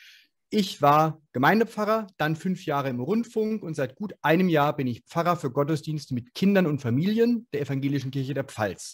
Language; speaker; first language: German; native; German